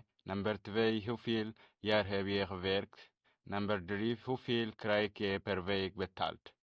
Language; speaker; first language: Dutch; non-native, learner; Tigrinya